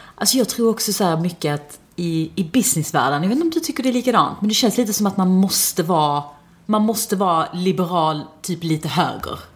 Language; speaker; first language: Swedish; early bilingual, other home language; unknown